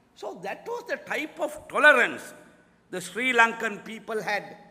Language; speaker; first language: English; non-native, local second language; Sinhala